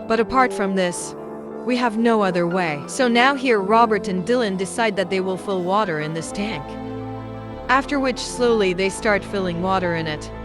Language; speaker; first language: English; non-native, local second language; Hindi